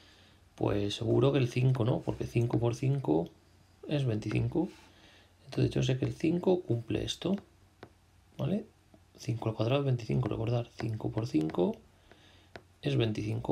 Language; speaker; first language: Spanish; native; Spanish